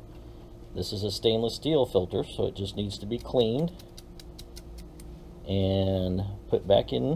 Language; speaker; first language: English; native; English